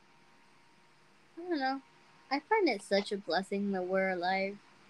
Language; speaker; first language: English; non-native, fluent; Spanish